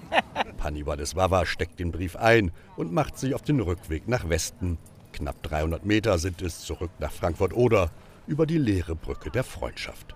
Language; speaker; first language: German; native; German